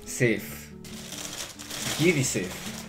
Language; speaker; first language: Japanese; native; Japanese